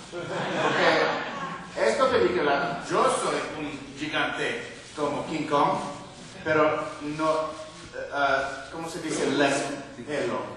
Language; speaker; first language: Spanish; non-native, learner; English